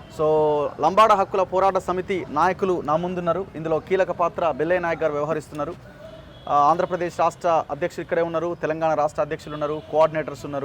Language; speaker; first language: Telugu; native; Telugu